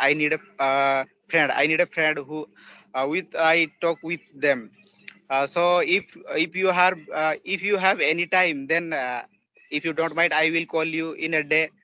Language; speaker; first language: English; non-native, learner; Odia